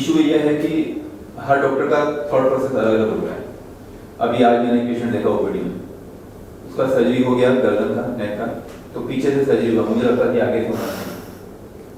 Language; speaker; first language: Hindi; non-native, local second language; Marathi